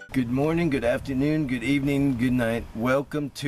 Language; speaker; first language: English; native; English